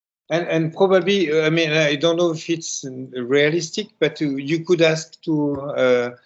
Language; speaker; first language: English; non-native, learner; French